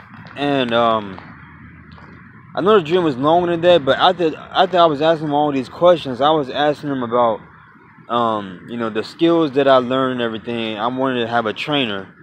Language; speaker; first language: English; native; English